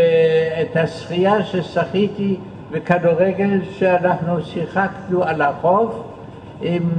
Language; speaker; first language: Hebrew; non-native, fluent; German